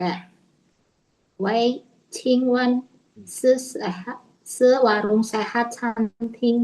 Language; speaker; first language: Chinese; non-native, learner; Indonesian